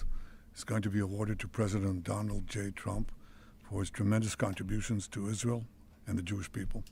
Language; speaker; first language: English; non-native, fluent; Hebrew